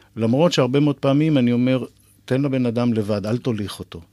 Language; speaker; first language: Hebrew; native; Hebrew